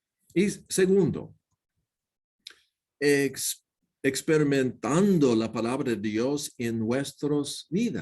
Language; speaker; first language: Spanish; non-native, learner; English